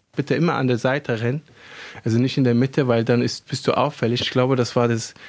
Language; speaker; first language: German; non-native, fluent; Arabic